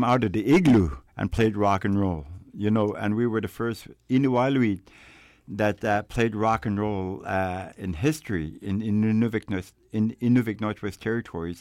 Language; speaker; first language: English; native; English